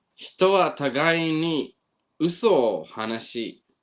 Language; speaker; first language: Japanese; non-native, fluent; English